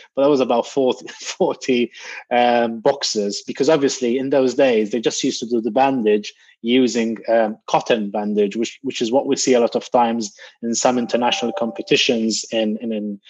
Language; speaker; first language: English; non-native, fluent; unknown